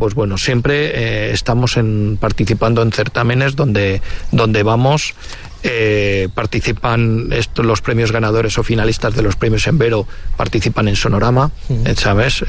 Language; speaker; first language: Spanish; native; Spanish